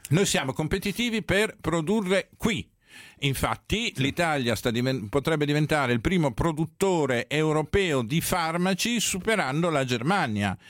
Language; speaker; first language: Italian; native; Italian